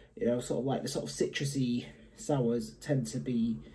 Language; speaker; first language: English; native; English